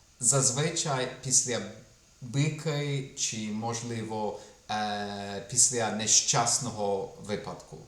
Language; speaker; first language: Ukrainian; non-native, fluent; English